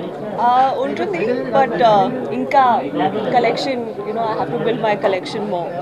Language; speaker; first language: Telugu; non-native, learner; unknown